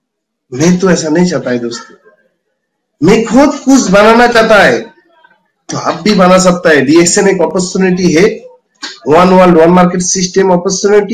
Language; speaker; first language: Hindi; non-native, fluent; Bangla